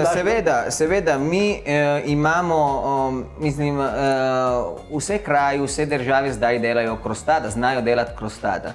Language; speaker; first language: Slovenian; non-native, learner; Italian